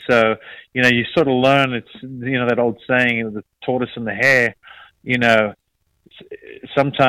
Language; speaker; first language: English; native; English